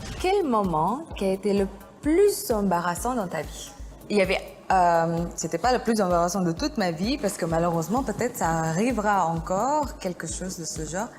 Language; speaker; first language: French; non-native, fluent; Indonesian